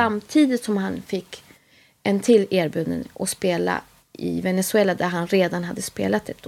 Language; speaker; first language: Swedish; native; Swedish